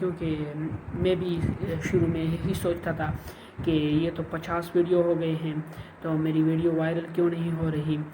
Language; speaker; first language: Urdu; non-native, local second language; Pashto